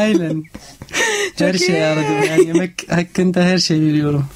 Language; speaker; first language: Turkish; non-native, learner; Arabic